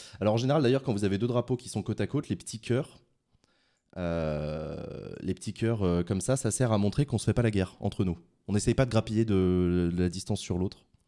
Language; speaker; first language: French; native; French